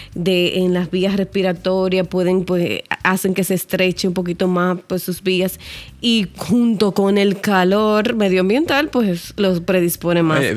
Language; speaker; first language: Spanish; native; Spanish